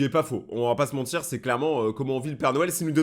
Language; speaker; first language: French; native; French